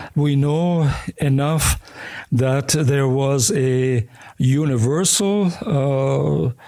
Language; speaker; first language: English; early bilingual, other home language; German